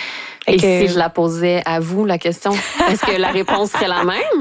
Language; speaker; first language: French; native; French